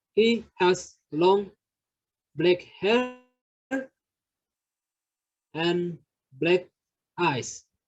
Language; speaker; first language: English; non-native, learner; Indonesian